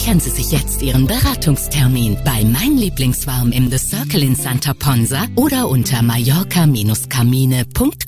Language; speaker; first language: German; native; German